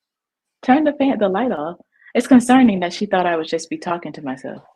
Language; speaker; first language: English; native; English